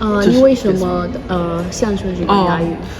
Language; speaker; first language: Chinese; non-native, learner; Spanish